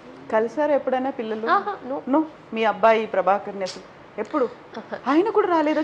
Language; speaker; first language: Telugu; native; Telugu